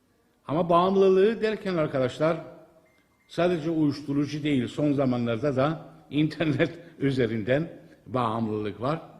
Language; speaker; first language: Turkish; native; Turkish